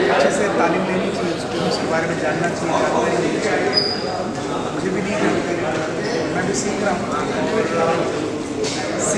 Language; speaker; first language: Hindi; native; Hindi